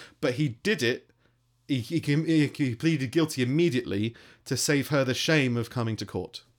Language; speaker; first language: English; native; English